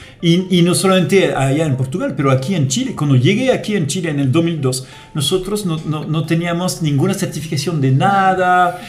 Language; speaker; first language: Spanish; non-native, fluent; French